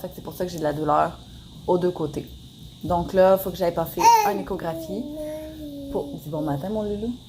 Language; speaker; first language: French; native; French